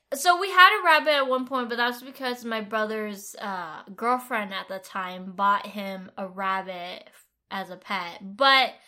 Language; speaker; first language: English; non-native, fluent; Vietnamese